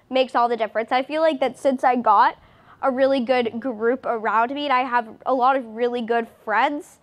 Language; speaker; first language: English; native; English